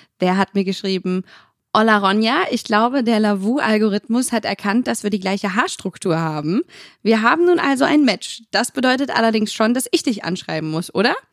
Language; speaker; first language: German; early bilingual, other home language; Arabic